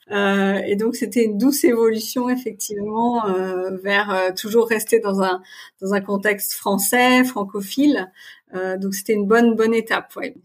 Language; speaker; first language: French; native; French